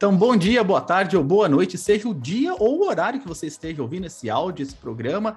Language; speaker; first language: Portuguese; native; Portuguese